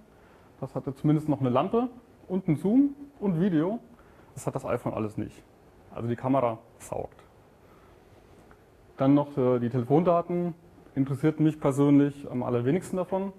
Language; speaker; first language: German; native; German